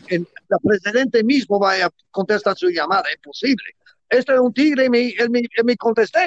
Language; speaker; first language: Spanish; non-native, learner; English